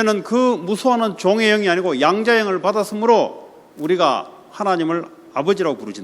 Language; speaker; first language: Korean; native; Korean